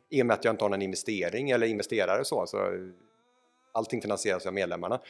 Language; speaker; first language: Swedish; native; Swedish